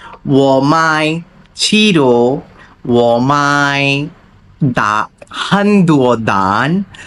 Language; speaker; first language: Chinese; non-native, learner; Bangla